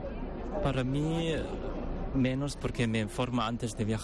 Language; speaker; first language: Spanish; non-native, fluent; German